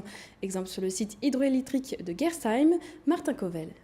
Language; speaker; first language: French; native; French